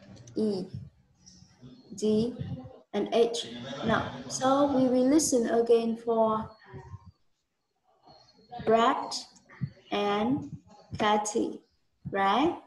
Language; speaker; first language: English; non-native, learner; Vietnamese